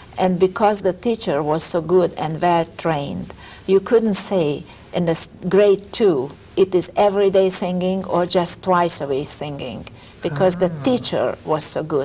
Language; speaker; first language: English; non-native, fluent; Hungarian